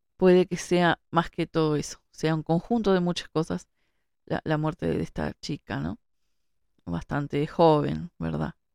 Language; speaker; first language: Spanish; native; Spanish